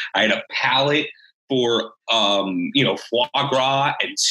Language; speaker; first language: English; native; English